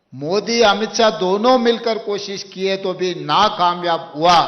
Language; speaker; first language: Hindi; non-native, local second language; Telugu